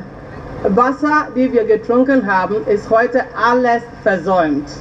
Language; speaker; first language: German; non-native, fluent; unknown